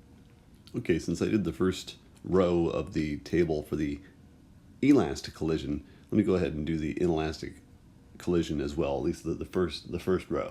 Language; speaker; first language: English; native; English